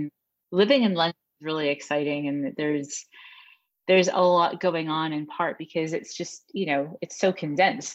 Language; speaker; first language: English; native; English